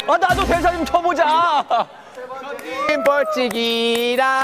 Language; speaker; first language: Korean; native; Korean